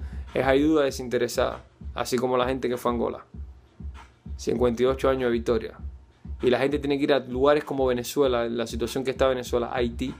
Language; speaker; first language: Spanish; native; Spanish